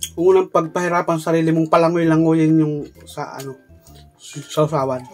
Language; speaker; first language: Filipino; non-native, local second language; Waray